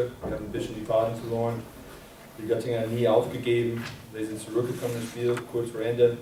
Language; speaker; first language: German; non-native, fluent; English